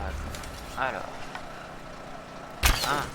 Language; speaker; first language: French; native; French